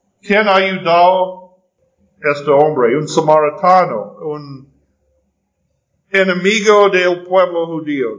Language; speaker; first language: Spanish; non-native, fluent; English